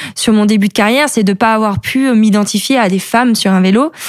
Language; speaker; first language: French; native; French